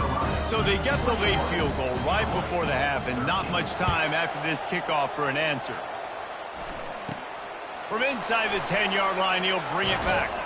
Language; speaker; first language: English; native; English